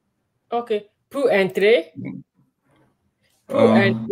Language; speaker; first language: French; non-native, learner; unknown